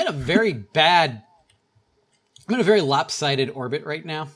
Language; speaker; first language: English; native; English